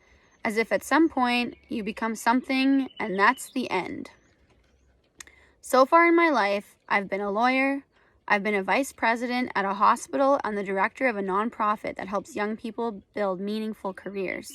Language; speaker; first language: English; native; English